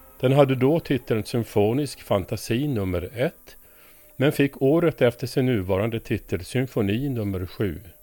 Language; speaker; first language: Swedish; native; Swedish